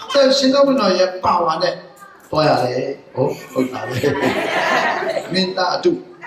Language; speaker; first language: Burmese; non-native, local second language; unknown